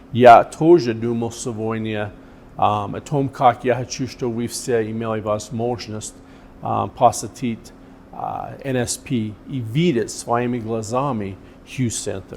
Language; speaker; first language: Russian; non-native, fluent; English